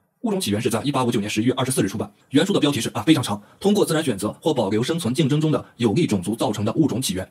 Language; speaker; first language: Chinese; native; Chinese